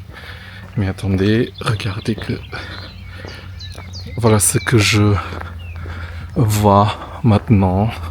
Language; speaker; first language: French; non-native, fluent; Indonesian